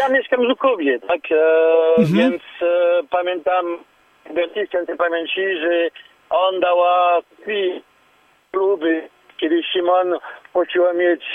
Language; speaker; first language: Polish; non-native, learner; French